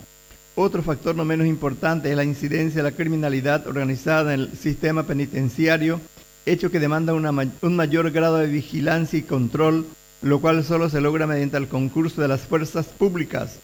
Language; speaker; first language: Spanish; native; Spanish